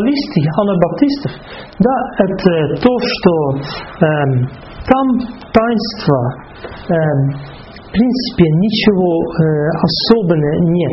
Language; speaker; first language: Russian; non-native, fluent; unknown